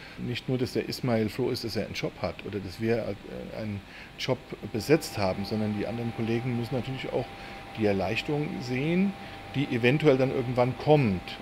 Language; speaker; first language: German; native; German